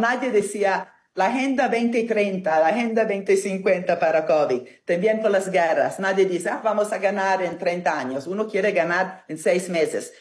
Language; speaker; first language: Spanish; non-native, fluent; Italian